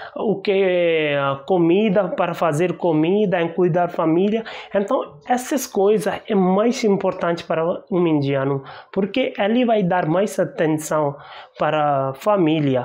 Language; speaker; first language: Portuguese; non-native, learner; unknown